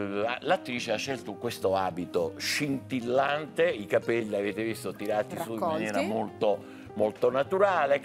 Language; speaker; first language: Italian; native; Italian